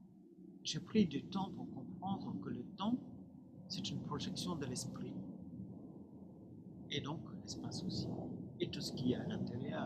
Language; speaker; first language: French; non-native, fluent; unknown